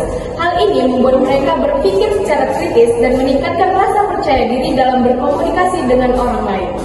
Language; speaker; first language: Indonesian; native; Indonesian